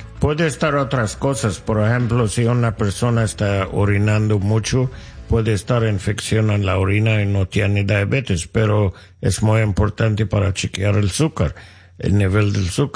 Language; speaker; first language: Spanish; non-native, fluent; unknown